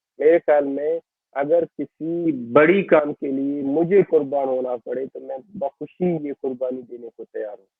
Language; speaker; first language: Urdu; non-native, local second language; Baluchi